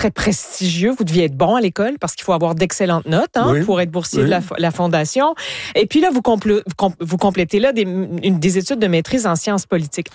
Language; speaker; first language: French; native; French